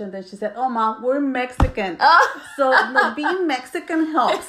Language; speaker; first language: English; early bilingual, other home language; Spanish